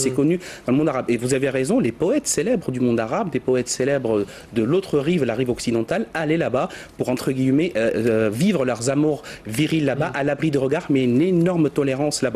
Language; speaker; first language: French; native; French